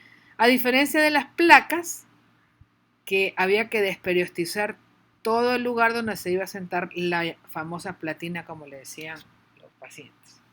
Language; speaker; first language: Spanish; native; Spanish